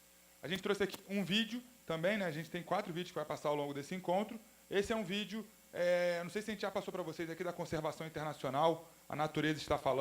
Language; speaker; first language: Portuguese; native; Portuguese